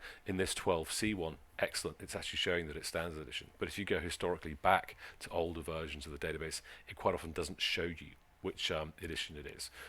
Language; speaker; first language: English; native; English